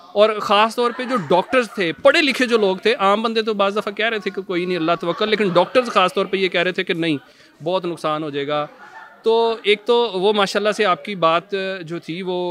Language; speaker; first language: Urdu; non-native, local second language; Punjabi